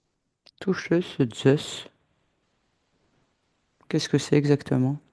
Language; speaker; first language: French; native; French